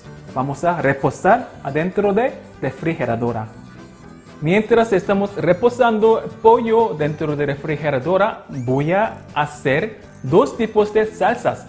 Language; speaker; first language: Spanish; non-native, local second language; Korean